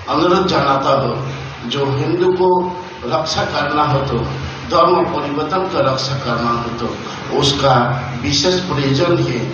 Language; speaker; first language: Hindi; non-native, local second language; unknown